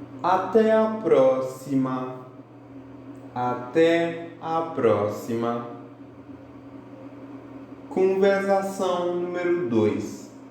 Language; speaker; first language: Portuguese; non-native, fluent; Haitian Creole